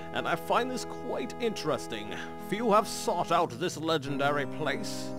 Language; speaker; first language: English; native; English